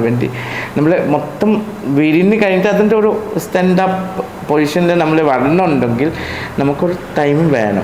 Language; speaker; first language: Malayalam; non-native, learner; Assamese